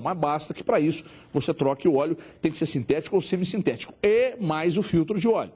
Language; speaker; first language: Portuguese; native; Portuguese